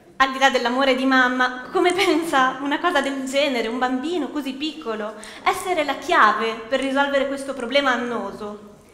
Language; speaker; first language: Italian; native; Italian